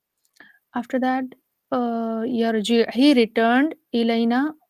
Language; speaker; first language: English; non-native, learner; Urdu